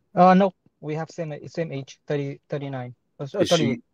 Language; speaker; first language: English; non-native, fluent; Arabic